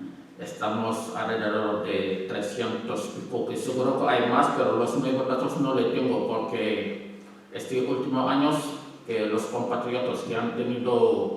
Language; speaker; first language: Spanish; non-native, learner; Wolof